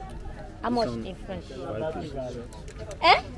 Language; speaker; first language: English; non-native, local second language; Yoruba